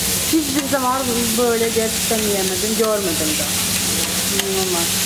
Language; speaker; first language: Turkish; non-native, learner; Russian